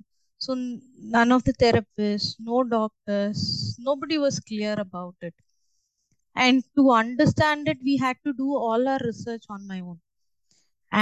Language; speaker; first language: English; non-native, local second language; Tamil